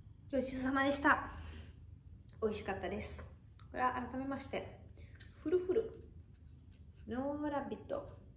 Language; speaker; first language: Japanese; non-native, fluent; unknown